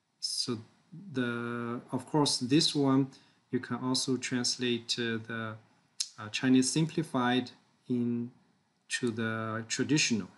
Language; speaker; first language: English; non-native, fluent; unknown